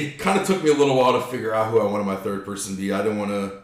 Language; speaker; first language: English; native; English